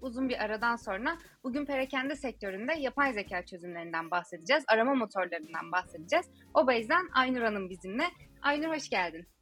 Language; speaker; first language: Turkish; native; Turkish